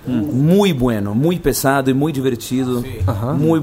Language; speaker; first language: Spanish; non-native, fluent; Portuguese